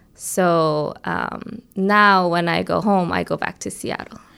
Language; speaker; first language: English; early bilingual, other home language; Korean